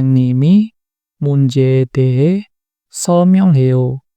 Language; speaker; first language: Korean; non-native, fluent; Indonesian